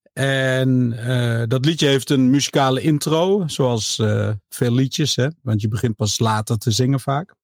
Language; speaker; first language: Dutch; native; Dutch